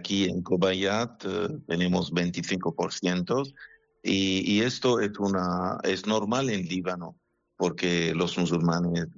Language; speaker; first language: Spanish; non-native, fluent; Arabic